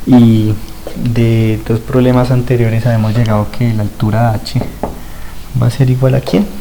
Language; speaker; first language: Spanish; native; Spanish